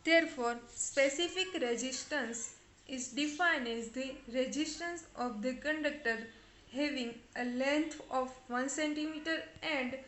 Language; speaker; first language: English; non-native, local second language; Gujarati